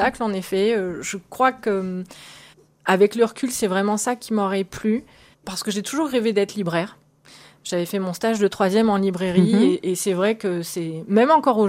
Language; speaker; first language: French; native; French